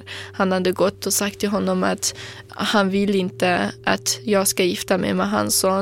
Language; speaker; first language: Swedish; non-native, fluent; Kurdish